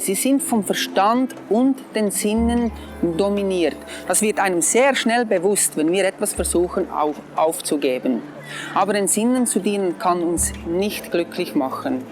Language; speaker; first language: German; non-native, fluent; English